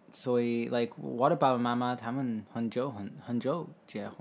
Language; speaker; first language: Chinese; non-native, learner; English